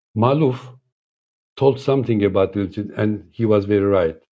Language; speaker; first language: English; non-native, fluent; Turkish